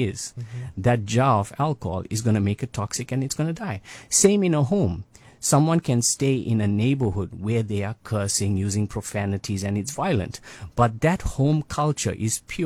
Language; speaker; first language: English; native; English